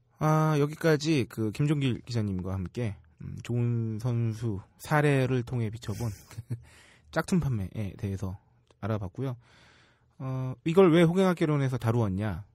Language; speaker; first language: Korean; native; Korean